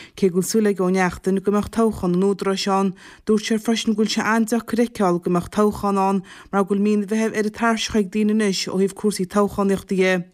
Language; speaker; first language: Irish; native; Irish